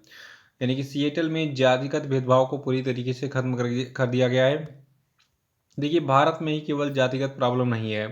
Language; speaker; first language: Hindi; native; Hindi